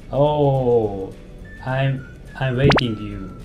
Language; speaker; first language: English; non-native, learner; Japanese